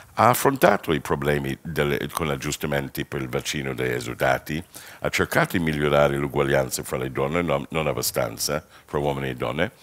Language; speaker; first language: Italian; non-native, fluent; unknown